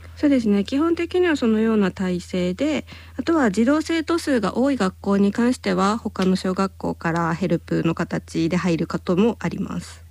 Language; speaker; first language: Japanese; native; Japanese